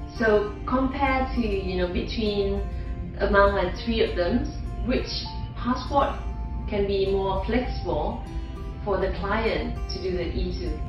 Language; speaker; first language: English; non-native, fluent; Vietnamese